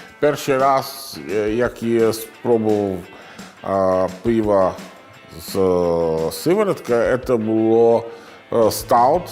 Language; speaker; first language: Ukrainian; non-native, learner; Italian